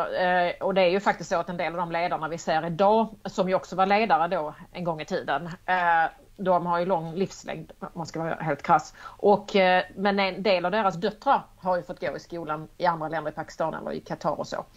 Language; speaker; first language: Swedish; native; Swedish